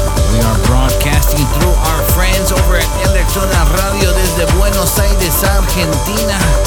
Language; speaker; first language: English; early bilingual, other home language; Spanish